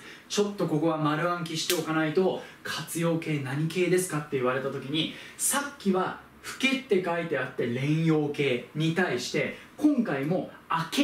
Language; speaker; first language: Japanese; native; Japanese